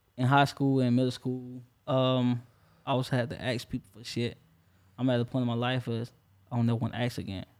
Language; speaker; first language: English; native; English